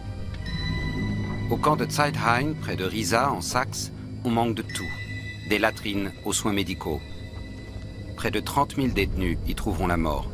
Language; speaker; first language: French; native; French